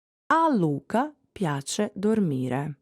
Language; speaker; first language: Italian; non-native, fluent; English